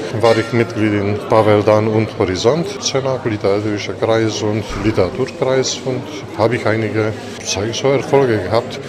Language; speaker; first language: German; non-native, fluent; Romanian